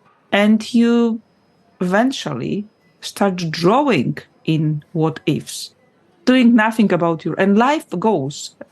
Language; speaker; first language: English; non-native, fluent; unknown